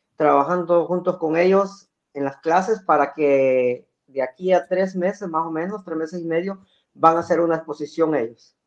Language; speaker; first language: Spanish; native; Spanish